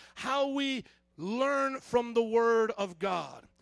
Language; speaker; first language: English; native; English